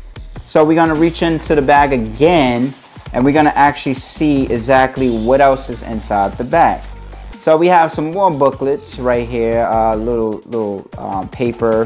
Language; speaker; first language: English; native; English